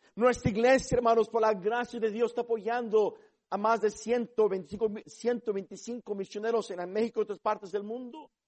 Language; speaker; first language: Spanish; early bilingual, heritage; Spanish